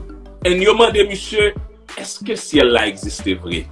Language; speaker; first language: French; non-native, local second language; Haitian Creole